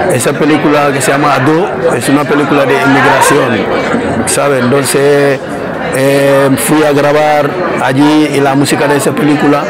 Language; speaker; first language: Spanish; non-native, fluent; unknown